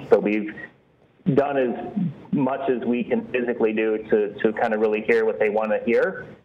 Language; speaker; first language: English; native; English